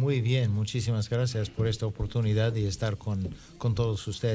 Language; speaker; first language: Spanish; non-native, fluent; English